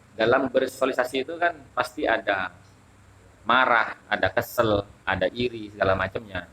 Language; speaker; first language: Indonesian; non-native, local second language; Madurese